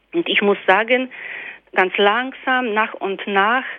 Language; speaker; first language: German; non-native, fluent; Polish